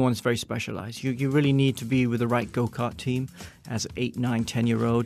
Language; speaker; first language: English; native; English